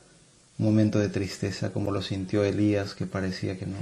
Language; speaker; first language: Spanish; native; Spanish